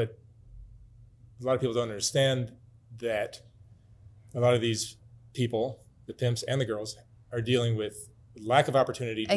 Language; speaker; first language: English; native; English